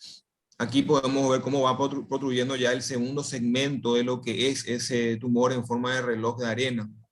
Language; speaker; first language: Spanish; native; Spanish